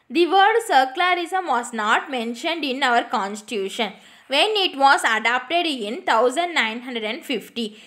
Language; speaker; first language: English; non-native, local second language; Tamil